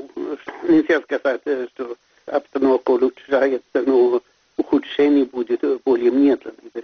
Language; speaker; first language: Russian; non-native, fluent; Swedish